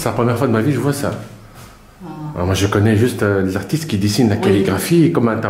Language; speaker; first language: French; native; French